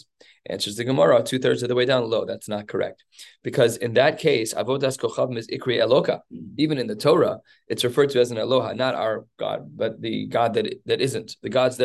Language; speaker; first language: English; native; English